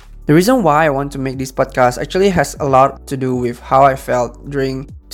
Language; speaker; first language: English; early bilingual, other home language; Indonesian